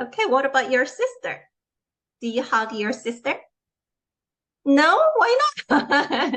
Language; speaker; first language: English; non-native, fluent; Korean